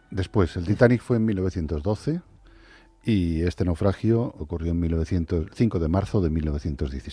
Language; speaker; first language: Spanish; native; Spanish